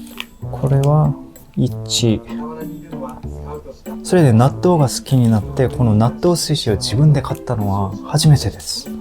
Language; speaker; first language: Japanese; non-native, fluent; Korean